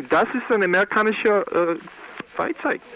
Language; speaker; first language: German; non-native, learner; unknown